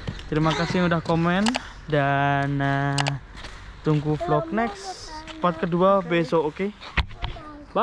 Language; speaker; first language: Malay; non-native, local second language; Javanese